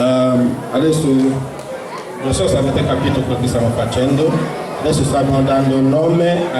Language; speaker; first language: Italian; non-native, learner; Igbo